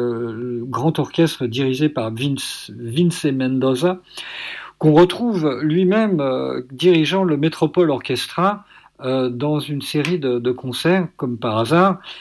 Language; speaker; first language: French; native; French